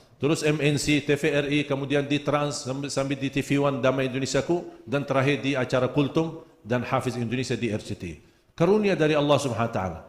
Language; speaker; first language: Malay; non-native, fluent; Arabic